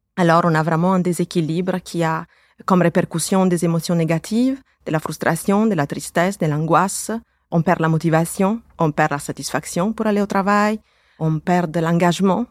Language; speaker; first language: French; native; French